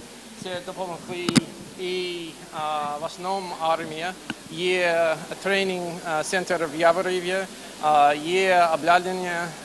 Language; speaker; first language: Ukrainian; non-native, fluent; English